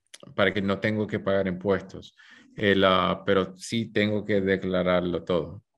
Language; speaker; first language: Spanish; early bilingual, heritage; Spanish